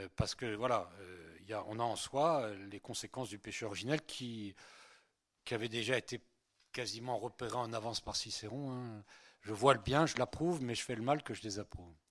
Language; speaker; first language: French; early bilingual, other home language; Spanish